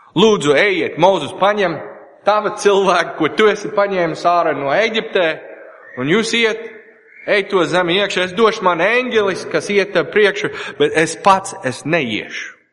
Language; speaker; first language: Latvian; non-native, learner; English